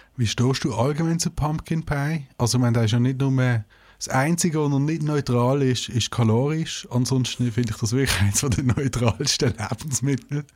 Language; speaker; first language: German; native; German